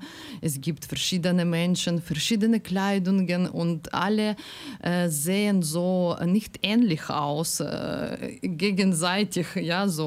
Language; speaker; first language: German; non-native, learner; Ukrainian